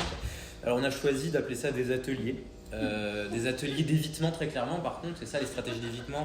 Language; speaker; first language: French; native; French